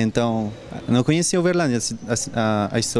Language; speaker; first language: Portuguese; non-native, fluent; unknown